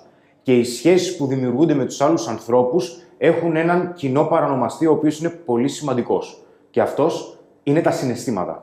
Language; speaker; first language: Greek; native; Greek